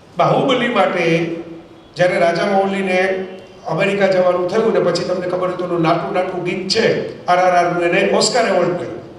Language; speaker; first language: Gujarati; native; Gujarati